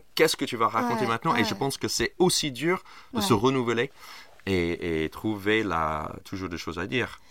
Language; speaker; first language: French; non-native, fluent; English